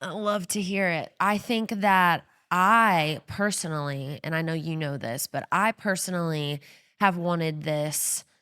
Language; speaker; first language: English; native; English